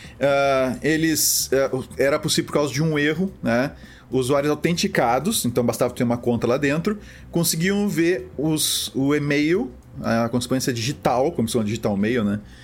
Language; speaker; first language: Portuguese; native; Portuguese